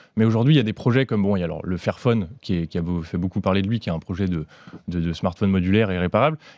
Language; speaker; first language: French; native; French